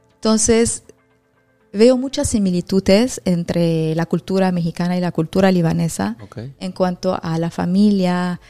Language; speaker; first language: Spanish; non-native, fluent; Arabic